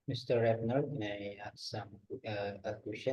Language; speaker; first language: English; non-native, learner; Indonesian